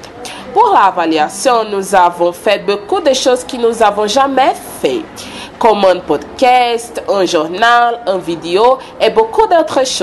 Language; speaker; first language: French; non-native, learner; Portuguese